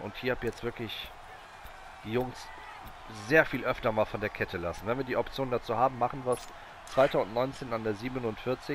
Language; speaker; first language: German; native; German